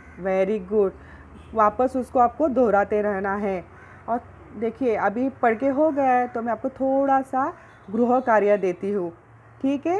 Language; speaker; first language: Hindi; non-native, local second language; Marathi